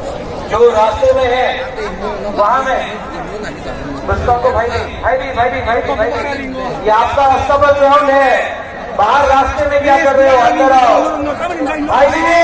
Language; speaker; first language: Hindi; non-native, local second language; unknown